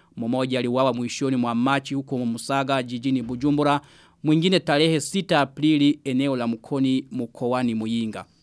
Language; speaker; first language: Swahili; non-native, local second language; Rundi